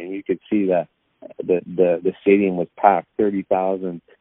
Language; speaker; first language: English; native; English